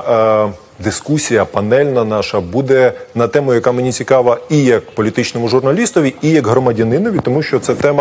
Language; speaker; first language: Ukrainian; native; Ukrainian